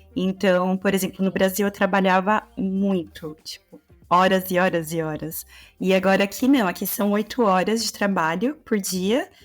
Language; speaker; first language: Portuguese; native; Portuguese